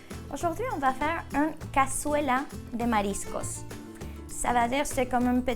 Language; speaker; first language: French; non-native, fluent; Spanish